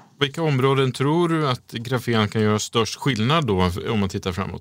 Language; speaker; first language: Swedish; native; Swedish